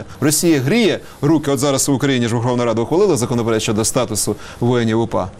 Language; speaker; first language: Ukrainian; native; Ukrainian